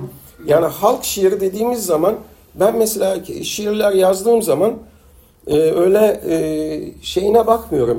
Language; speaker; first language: Turkish; native; Turkish